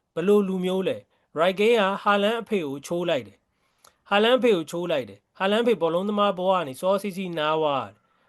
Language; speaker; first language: Burmese; native; Burmese